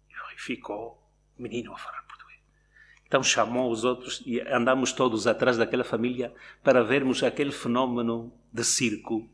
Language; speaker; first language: Portuguese; non-native, local second language; Spanish